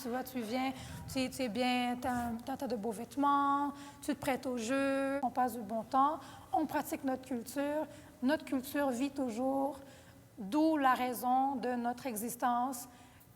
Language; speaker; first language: French; non-native, fluent; Portuguese